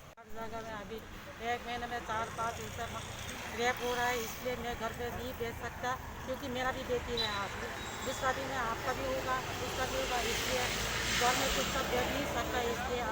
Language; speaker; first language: Hindi; non-native, local second language; Kok Borok